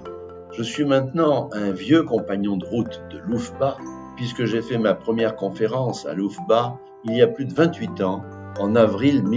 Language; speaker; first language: French; native; French